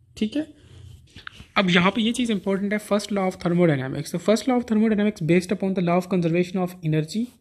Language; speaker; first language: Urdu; non-native, local second language; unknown